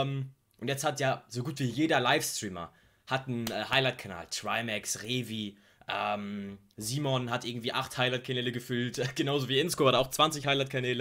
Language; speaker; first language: German; native; German